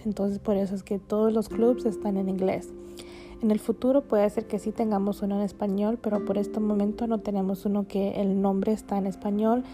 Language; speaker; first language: Spanish; early bilingual, heritage; Spanish